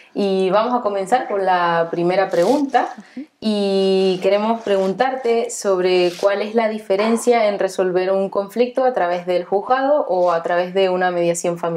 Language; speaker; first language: Spanish; native; Spanish